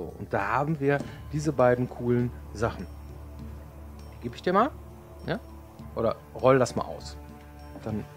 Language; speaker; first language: German; native; German